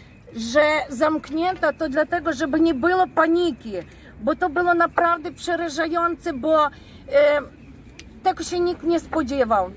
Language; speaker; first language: Polish; non-native, fluent; Ukrainian